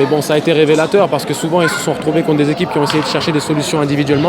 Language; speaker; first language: French; native; French